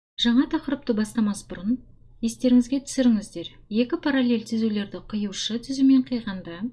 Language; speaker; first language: Kazakh; native; Kazakh